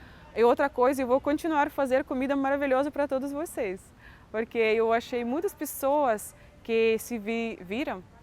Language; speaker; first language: Portuguese; non-native, fluent; Russian